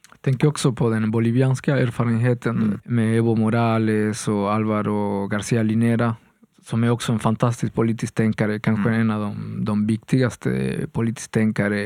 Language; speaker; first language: Swedish; non-native, fluent; Spanish